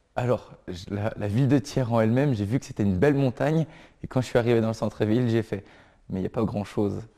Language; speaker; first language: French; native; French